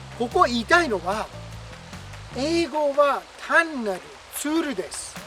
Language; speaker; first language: Japanese; non-native, fluent; Persian